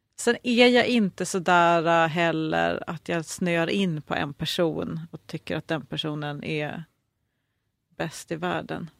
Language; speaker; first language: Swedish; native; Swedish